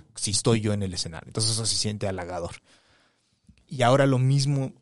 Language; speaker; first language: Spanish; native; Spanish